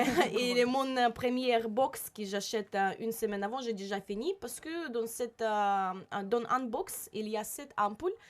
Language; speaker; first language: French; non-native, learner; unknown